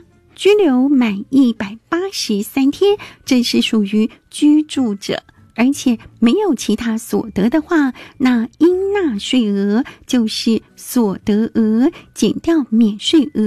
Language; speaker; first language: Chinese; native; Chinese